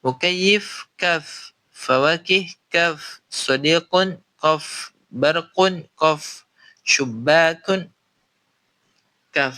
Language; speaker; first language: Arabic; non-native, fluent; Indonesian